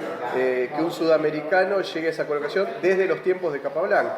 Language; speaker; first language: Spanish; native; Spanish